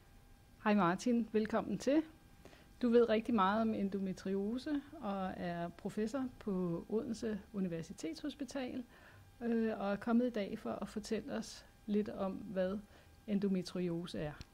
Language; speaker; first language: Danish; native; Danish